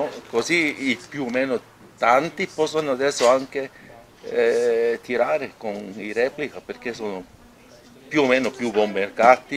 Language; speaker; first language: Italian; non-native, local second language; German